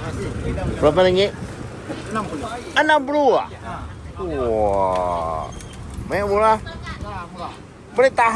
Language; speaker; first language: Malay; non-native, local second language; Chinese